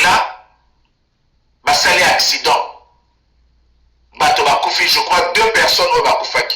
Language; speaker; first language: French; non-native, local second language; Lingala